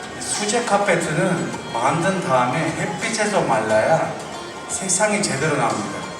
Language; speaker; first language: Korean; non-native, fluent; Turkish